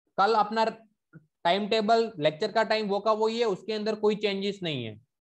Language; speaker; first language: Hindi; non-native, local second language; Gujarati